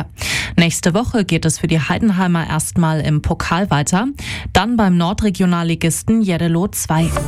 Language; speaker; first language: German; native; German